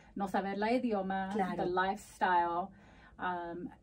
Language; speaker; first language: English; early bilingual, other home language; Spanish